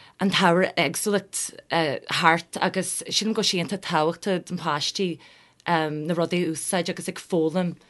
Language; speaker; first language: Irish; non-native, local second language; English